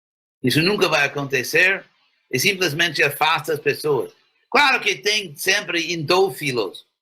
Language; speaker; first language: Portuguese; non-native, fluent; English